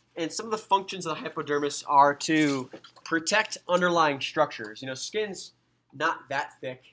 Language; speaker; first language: English; native; English